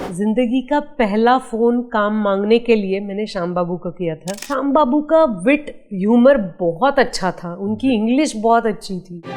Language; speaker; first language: Hindi; non-native, local second language; Marathi